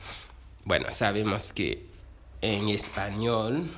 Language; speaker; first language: Spanish; non-native, fluent; Haitian Creole